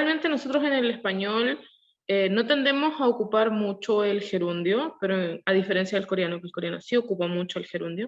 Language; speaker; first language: Spanish; non-native, learner; Korean